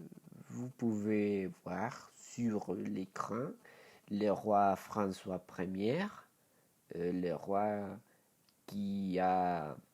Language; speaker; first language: French; non-native, learner; Spanish